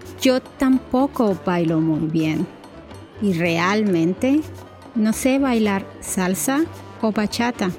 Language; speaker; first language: Spanish; early bilingual, heritage; Spanish